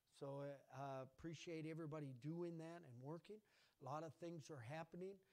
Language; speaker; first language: English; native; English